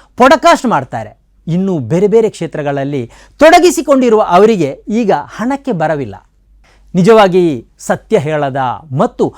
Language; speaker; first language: Kannada; native; Kannada